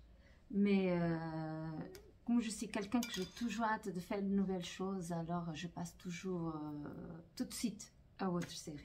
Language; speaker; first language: French; non-native, fluent; Portuguese